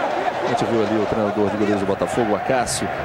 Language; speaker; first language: Portuguese; native; Portuguese